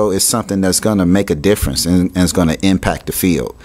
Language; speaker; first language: English; native; English